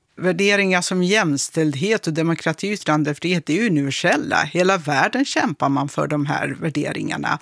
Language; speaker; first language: Swedish; non-native, fluent; Kurdish